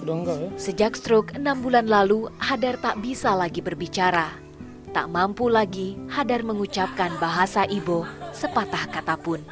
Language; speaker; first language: Indonesian; native; Indonesian